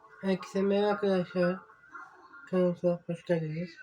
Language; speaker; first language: Turkish; non-native, learner; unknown